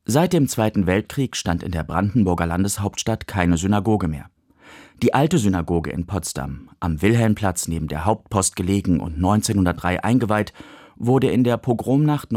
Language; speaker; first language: German; native; German